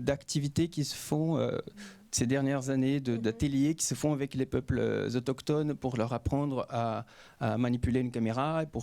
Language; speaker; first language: French; native; French